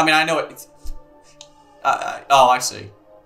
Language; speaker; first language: English; native; English